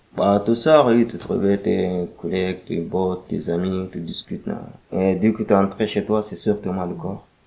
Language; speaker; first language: French; non-native, learner; Arabic